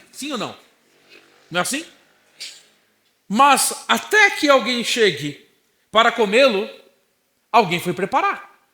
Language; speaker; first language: Portuguese; native; Portuguese